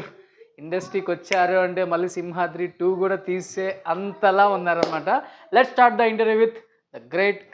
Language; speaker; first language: Telugu; native; Telugu